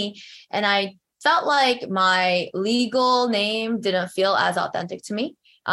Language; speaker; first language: English; early bilingual, other home language; Korean